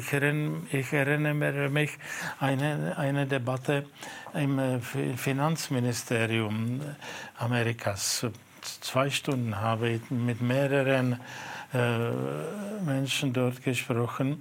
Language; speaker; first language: German; non-native, fluent; Czech